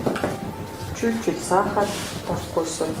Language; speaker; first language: Russian; non-native, local second language; Kyrgyz